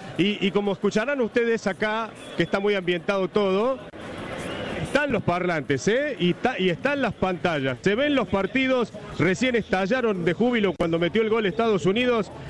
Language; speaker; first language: Spanish; native; Spanish